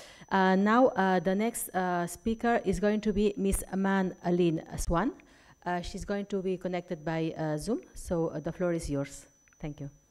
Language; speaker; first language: English; non-native, fluent; Catalan